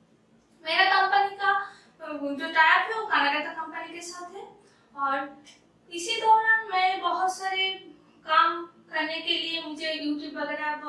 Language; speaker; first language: Hindi; non-native, local second language; Bangla